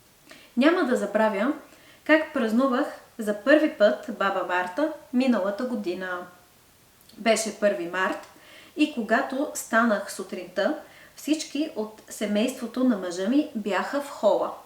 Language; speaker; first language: Bulgarian; non-native, fluent; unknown